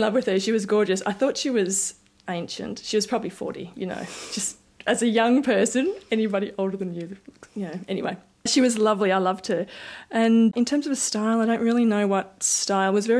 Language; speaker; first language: English; native; English